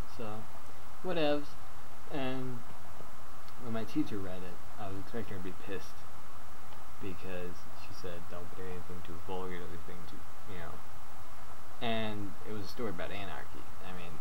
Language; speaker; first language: English; native; English